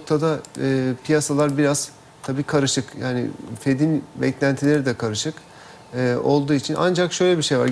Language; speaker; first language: Turkish; native; Turkish